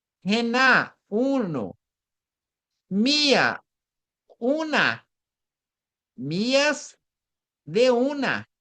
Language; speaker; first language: Spanish; non-native, learner; Portuguese